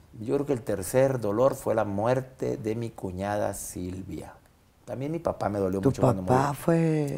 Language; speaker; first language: Spanish; native; Spanish